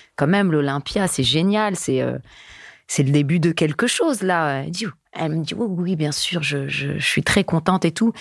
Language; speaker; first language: French; native; French